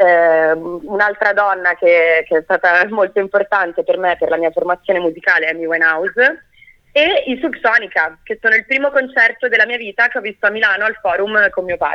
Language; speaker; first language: Italian; native; Italian